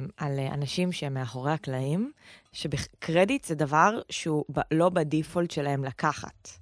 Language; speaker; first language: Hebrew; native; Hebrew